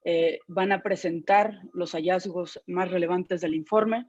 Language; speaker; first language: Spanish; native; Spanish